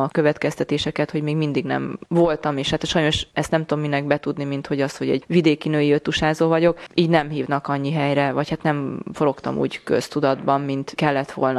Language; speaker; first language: Hungarian; native; Hungarian